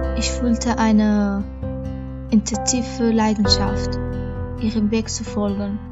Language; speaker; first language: German; non-native, fluent; Persian